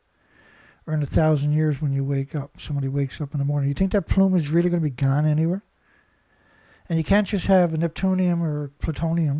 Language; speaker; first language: English; native; English